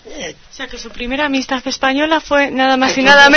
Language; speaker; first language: Spanish; native; Spanish